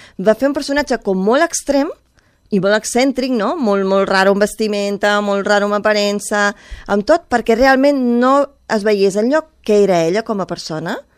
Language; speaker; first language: Catalan; native; Catalan